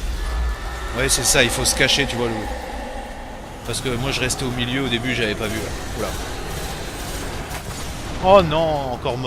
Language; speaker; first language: French; native; French